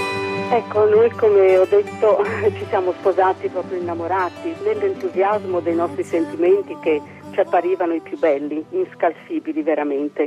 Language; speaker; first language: Italian; native; Italian